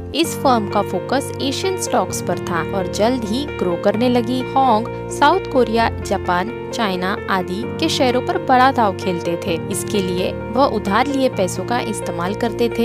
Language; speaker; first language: Hindi; native; Hindi